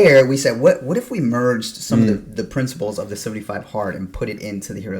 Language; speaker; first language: English; native; English